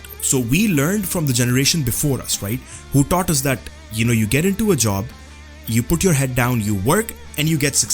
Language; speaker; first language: English; non-native, local second language; Urdu